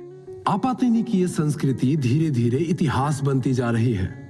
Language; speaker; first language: Hindi; native; Hindi